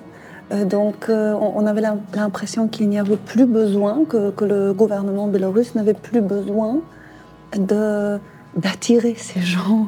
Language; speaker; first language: French; non-native, fluent; Polish